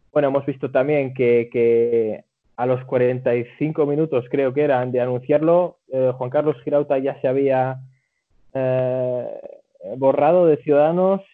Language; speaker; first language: Spanish; early bilingual, other home language; Catalan